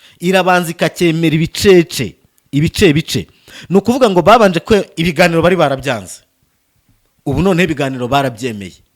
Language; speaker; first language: Kinyarwanda; native; Kinyarwanda